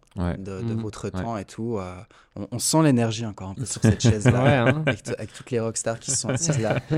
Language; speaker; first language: French; native; French